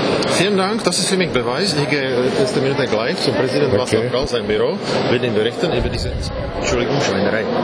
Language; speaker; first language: German; non-native, fluent; Czech